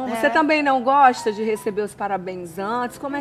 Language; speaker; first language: Portuguese; native; Portuguese